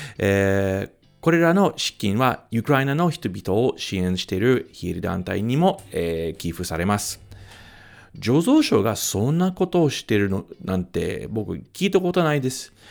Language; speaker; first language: Japanese; non-native, fluent; English